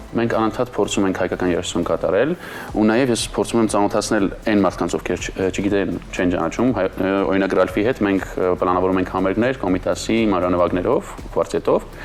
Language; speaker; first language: Armenian; native; Armenian